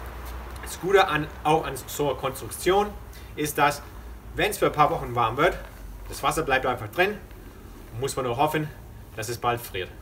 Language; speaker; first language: German; non-native, fluent; English